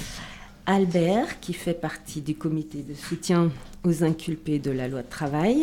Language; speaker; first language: French; native; French